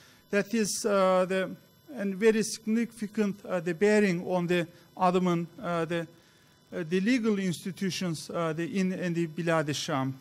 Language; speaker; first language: English; non-native, fluent; Turkish